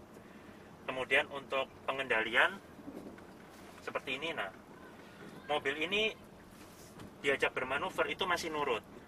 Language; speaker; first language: Indonesian; native; Indonesian